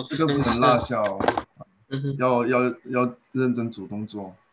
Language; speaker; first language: Chinese; native; Chinese